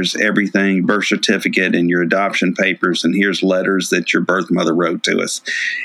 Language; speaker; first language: English; native; English